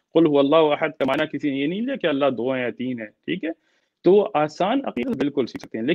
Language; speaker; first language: Urdu; early bilingual, heritage; Urdu